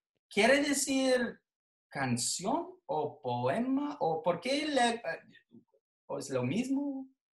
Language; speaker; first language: Spanish; non-native, fluent; English